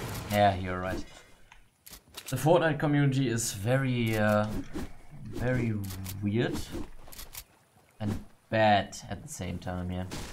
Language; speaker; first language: English; non-native, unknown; German